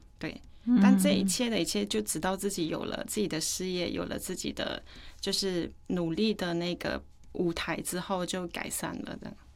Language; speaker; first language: Chinese; non-native, fluent; Thai